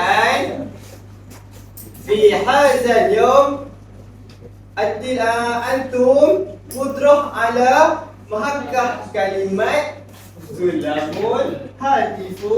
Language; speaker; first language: Arabic; non-native, learner; Malay